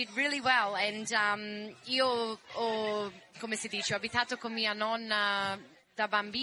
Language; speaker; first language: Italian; early bilingual, heritage; English